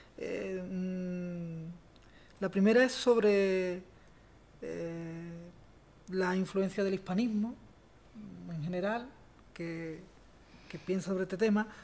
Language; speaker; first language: Spanish; native; Spanish